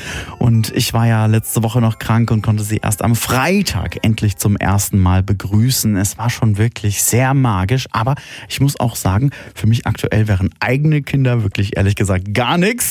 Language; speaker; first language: German; native; German